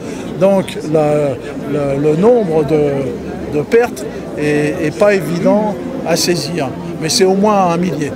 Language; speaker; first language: French; native; French